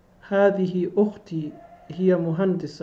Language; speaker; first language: Arabic; non-native, fluent; English